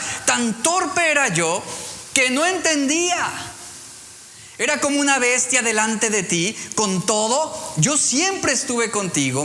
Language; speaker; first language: Spanish; native; Spanish